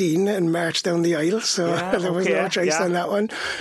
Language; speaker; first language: English; native; English